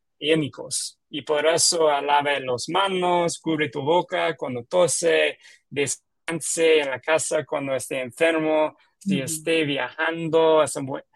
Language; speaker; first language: Spanish; non-native, learner; English